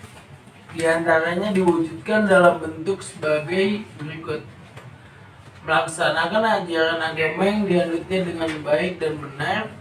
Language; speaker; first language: Indonesian; native; Indonesian